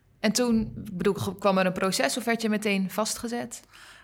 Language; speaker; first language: Dutch; non-native, learner; Uyghur